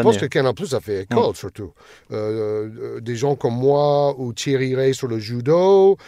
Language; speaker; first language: French; non-native, fluent; English